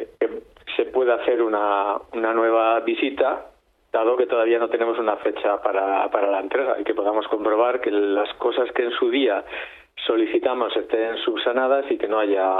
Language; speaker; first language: Spanish; native; Spanish